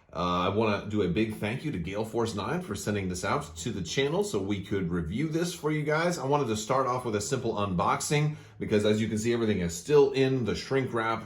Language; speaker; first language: English; native; English